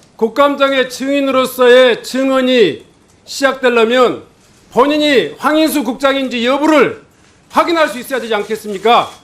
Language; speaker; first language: Korean; native; Korean